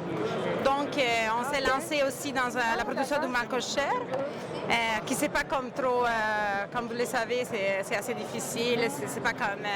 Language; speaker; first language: French; non-native, fluent; Italian